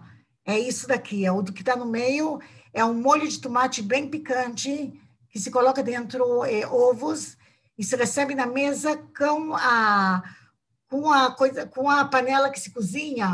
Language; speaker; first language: Portuguese; non-native, fluent; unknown